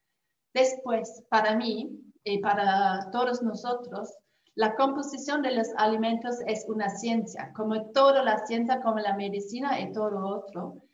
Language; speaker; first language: Spanish; non-native, fluent; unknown